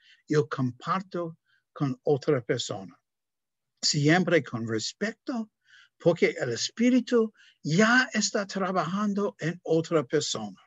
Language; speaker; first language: Spanish; non-native, fluent; English